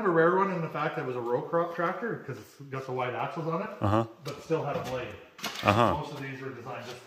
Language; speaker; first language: English; native; English